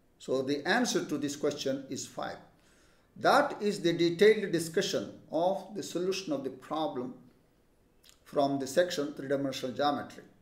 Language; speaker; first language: English; non-native, local second language; Telugu